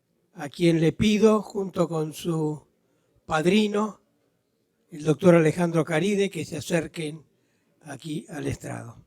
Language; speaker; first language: Spanish; native; Spanish